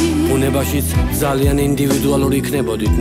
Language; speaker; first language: Georgian; native; Georgian